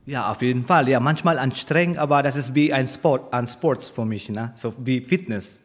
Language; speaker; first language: German; non-native, learner; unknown